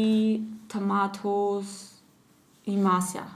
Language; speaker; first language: Russian; non-native, learner; English